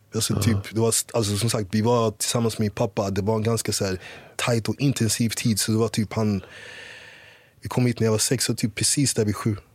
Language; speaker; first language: Swedish; early bilingual, other home language; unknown